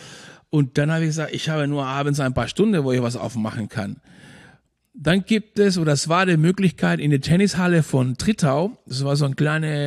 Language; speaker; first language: German; non-native, fluent; Spanish